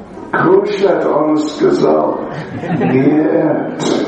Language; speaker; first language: Russian; non-native, learner; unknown